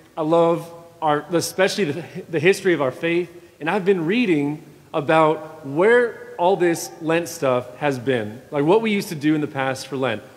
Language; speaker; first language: English; native; English